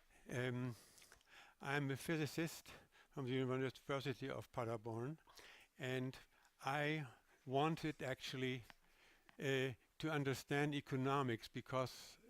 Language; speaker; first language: English; non-native, fluent; German